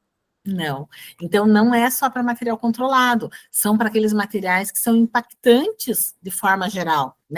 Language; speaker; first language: Portuguese; native; Portuguese